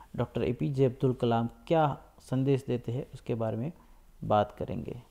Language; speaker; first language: Hindi; non-native, local second language; Gujarati